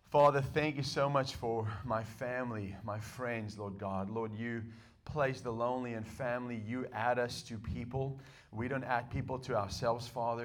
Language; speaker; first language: English; non-native, local second language; Afrikaans